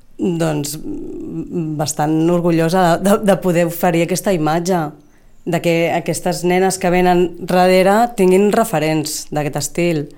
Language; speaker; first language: Catalan; native; Catalan